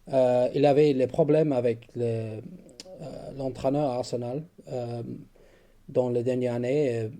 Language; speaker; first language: French; non-native, fluent; English